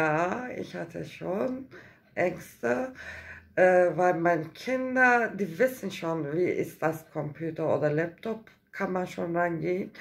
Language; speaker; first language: German; non-native, learner; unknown